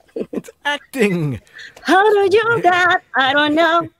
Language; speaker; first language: English; non-native, fluent; Spanish